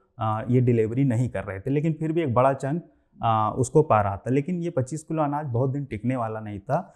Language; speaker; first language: Hindi; native; Hindi